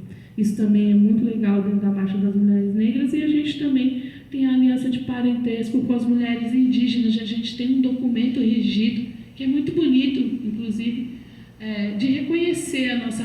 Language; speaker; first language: Portuguese; native; Portuguese